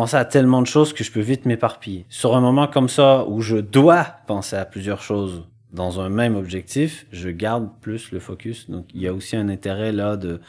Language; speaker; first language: French; native; French